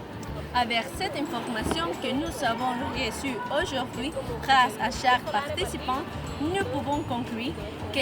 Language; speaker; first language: French; non-native, learner; Spanish